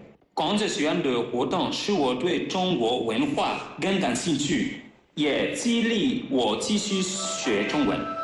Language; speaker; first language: Chinese; non-native, learner; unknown